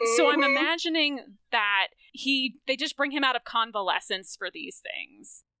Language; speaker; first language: English; native; English